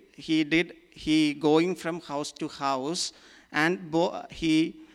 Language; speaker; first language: English; non-native, local second language; Malayalam